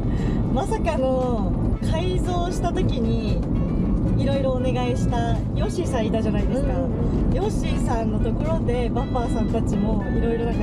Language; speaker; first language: Japanese; native; Japanese